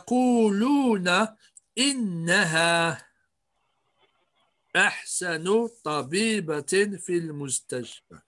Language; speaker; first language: Arabic; non-native, fluent; English